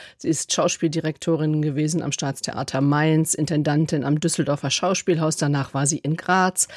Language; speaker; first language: German; native; German